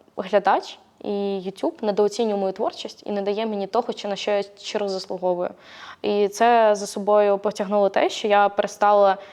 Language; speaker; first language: Ukrainian; native; Ukrainian